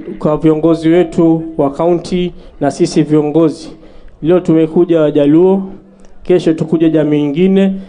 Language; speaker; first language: Swahili; native; Swahili